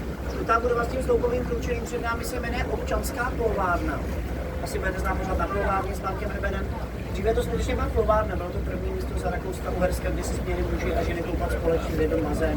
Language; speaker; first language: Czech; native; Czech